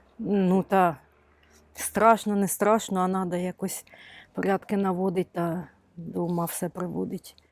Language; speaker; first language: Ukrainian; native; Ukrainian